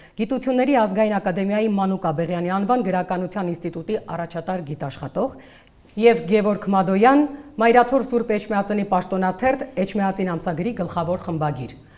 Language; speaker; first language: Armenian; native; Armenian